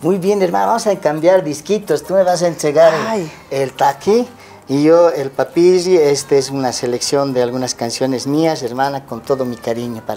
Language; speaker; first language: Spanish; native; Spanish